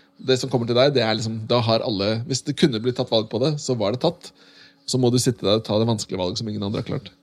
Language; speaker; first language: Norwegian; native; Norwegian